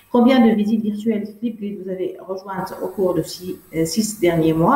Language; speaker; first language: French; non-native, local second language; Arabic